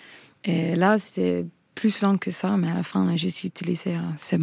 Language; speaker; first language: French; non-native, fluent; English